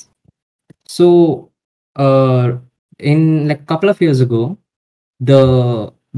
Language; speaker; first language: English; non-native, local second language; Hindi